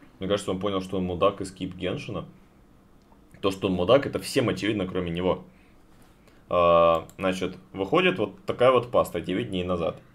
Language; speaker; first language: Russian; native; Russian